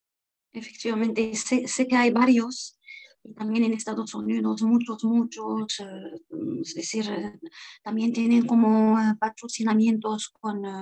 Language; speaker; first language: Spanish; non-native, fluent; French